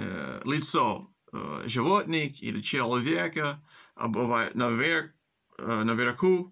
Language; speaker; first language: Russian; early bilingual, heritage; English